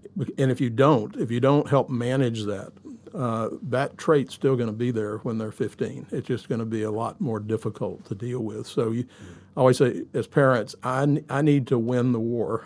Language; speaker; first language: English; native; English